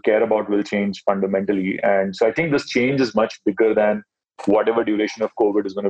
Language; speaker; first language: English; non-native, local second language; Hindi